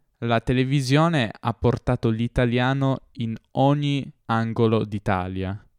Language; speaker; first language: Italian; native; Italian